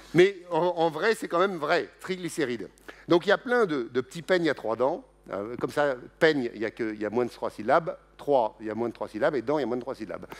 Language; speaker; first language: French; native; French